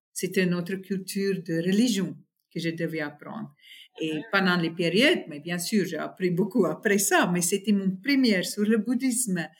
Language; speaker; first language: French; non-native, fluent; Afrikaans